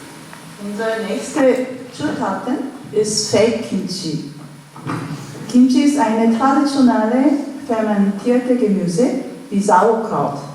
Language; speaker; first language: German; non-native, learner; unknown